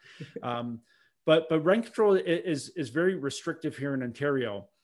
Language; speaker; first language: English; native; English